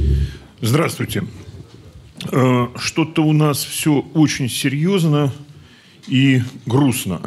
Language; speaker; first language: Russian; native; Russian